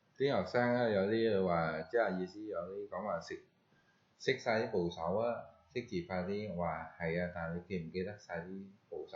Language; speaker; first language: Cantonese; early bilingual, heritage; Cantonese